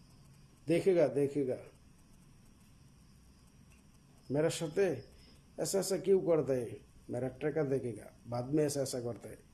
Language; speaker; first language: Hindi; non-native, learner; Bangla